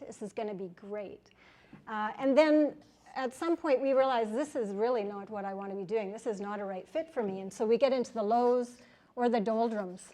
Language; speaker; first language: English; native; English